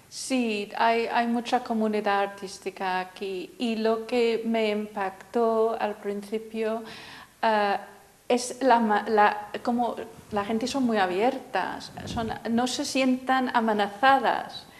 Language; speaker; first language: Spanish; non-native, fluent; English